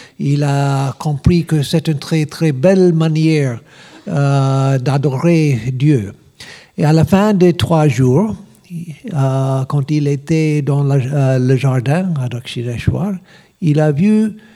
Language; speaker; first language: French; non-native, learner; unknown